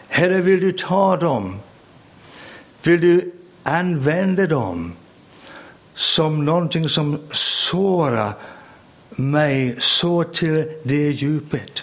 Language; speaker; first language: Swedish; non-native, fluent; English